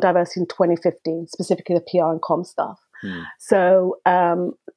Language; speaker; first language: English; early bilingual, other home language; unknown